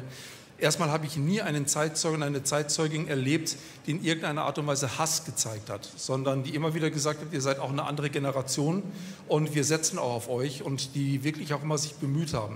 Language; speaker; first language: German; native; German